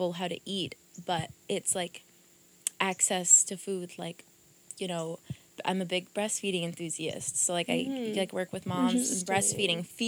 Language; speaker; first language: English; early bilingual, other home language; Portuguese